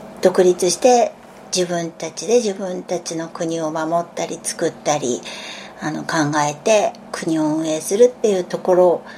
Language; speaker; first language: Japanese; native; Japanese